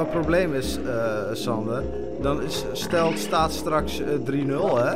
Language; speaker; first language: Dutch; native; Dutch